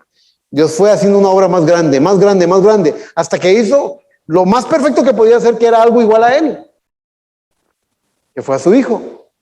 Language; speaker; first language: Spanish; native; Spanish